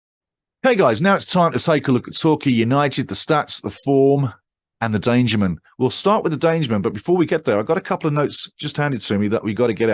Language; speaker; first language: English; native; English